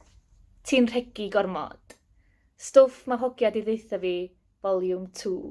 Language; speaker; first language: Welsh; native; Welsh